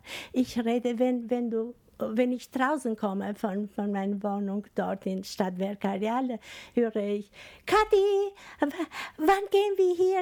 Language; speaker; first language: German; non-native, fluent; Albanian